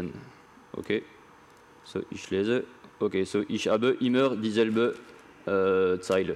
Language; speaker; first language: German; non-native, learner; French